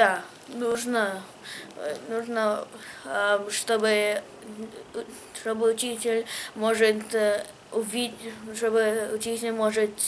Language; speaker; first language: Russian; early bilingual, heritage; English